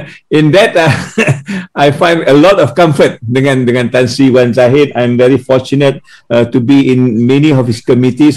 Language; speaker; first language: English; non-native, local second language; Malay